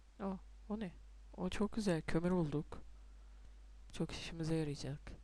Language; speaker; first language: Turkish; native; Turkish